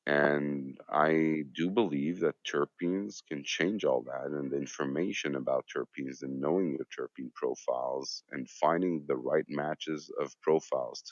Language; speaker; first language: English; non-native, fluent; Hebrew